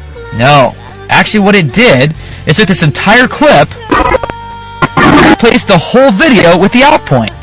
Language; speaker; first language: English; native; English